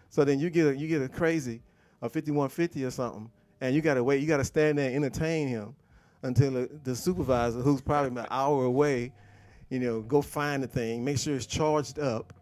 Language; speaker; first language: English; native; English